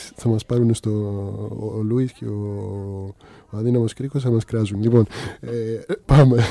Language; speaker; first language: Greek; native; Greek